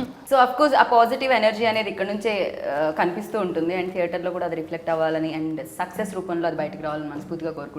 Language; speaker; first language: Telugu; native; Telugu